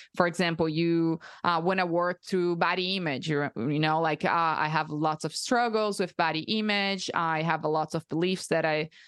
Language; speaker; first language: English; non-native, fluent; Portuguese